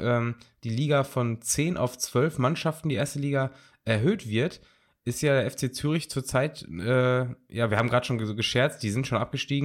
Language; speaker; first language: German; native; German